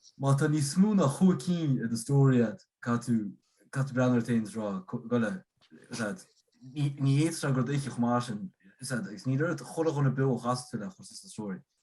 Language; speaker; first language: Irish; native; Irish